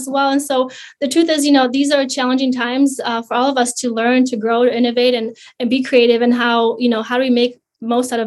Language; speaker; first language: English; early bilingual, other home language; Polish